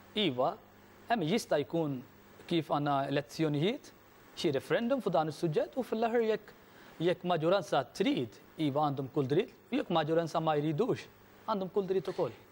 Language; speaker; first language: Maltese; non-native, fluent; Urdu